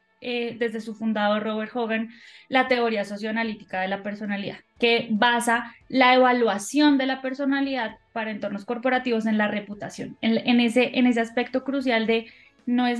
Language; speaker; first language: Spanish; native; Spanish